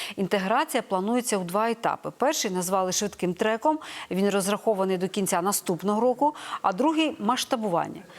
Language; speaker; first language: Ukrainian; native; Ukrainian